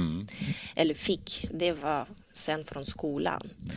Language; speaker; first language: Swedish; non-native, learner; Russian